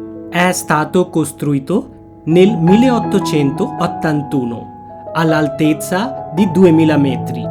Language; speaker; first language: Italian; non-native, fluent; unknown